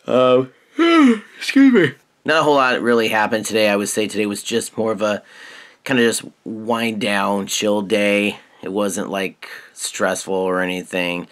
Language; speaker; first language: English; native; English